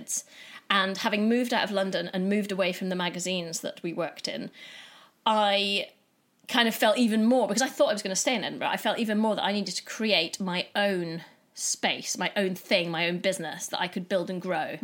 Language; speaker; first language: English; native; English